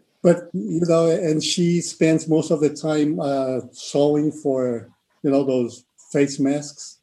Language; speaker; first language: English; non-native, fluent; Portuguese